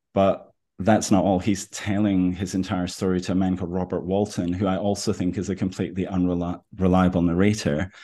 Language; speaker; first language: English; native; English